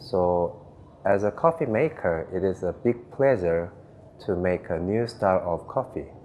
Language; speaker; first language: English; non-native, fluent; Korean